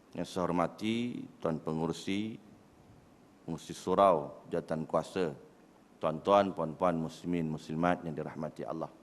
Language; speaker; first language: Malay; native; Malay